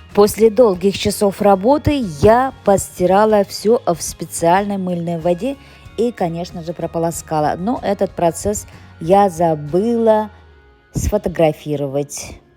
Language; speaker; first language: Russian; non-native, local second language; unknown